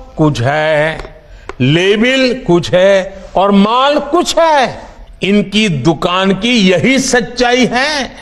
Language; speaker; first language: Hindi; non-native, local second language; Gujarati